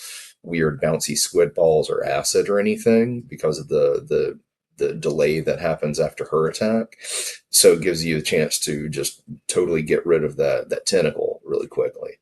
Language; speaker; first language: English; native; English